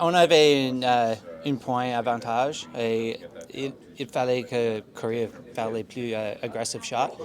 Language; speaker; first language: French; non-native, local second language; English